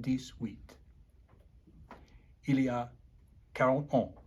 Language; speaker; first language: French; non-native, learner; English